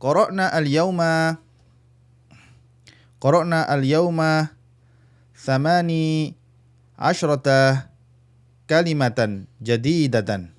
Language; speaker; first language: Arabic; non-native, fluent; Indonesian